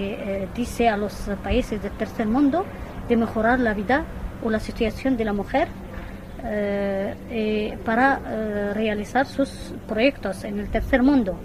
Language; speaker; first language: Spanish; non-native, fluent; Arabic